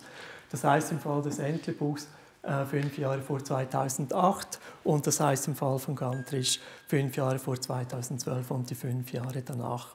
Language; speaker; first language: German; native; German